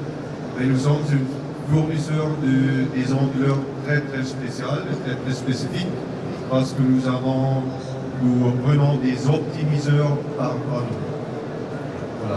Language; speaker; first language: French; non-native, learner; German